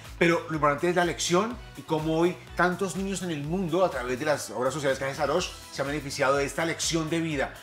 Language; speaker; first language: Spanish; native; Spanish